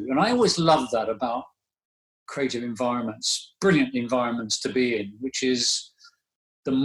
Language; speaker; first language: English; native; English